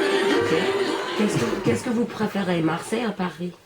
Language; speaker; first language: French; non-native, learner; English